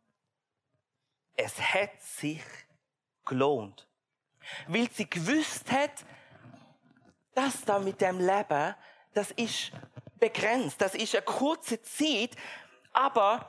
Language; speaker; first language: German; native; German